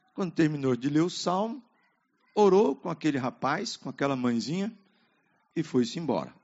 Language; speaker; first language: Portuguese; native; Portuguese